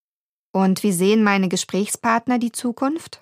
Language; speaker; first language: German; native; German